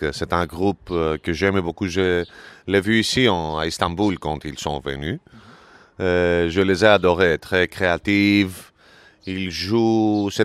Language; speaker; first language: French; non-native, learner; Greek